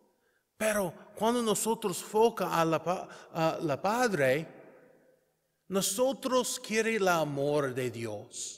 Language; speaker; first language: Spanish; non-native, learner; English